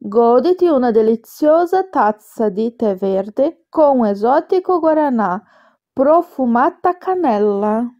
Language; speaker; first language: Italian; non-native, fluent; Portuguese